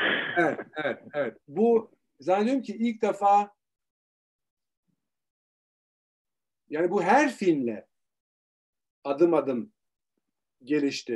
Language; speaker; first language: Turkish; early bilingual, heritage; Turkish